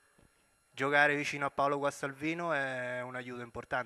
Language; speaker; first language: Italian; native; Italian